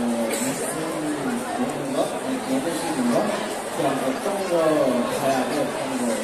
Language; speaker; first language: Korean; non-native, learner; Indonesian